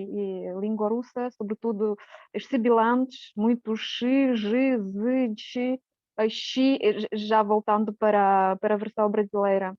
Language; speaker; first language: Portuguese; non-native, fluent; Romanian